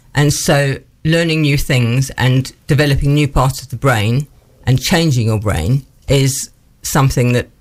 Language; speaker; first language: English; native; English